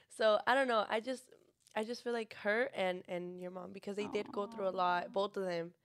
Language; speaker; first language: English; early bilingual, other home language; Spanish